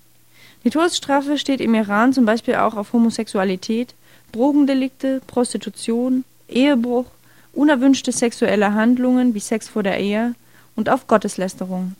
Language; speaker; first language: German; native; German